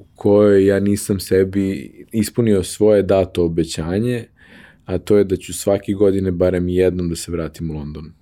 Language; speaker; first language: Serbian; native; Serbian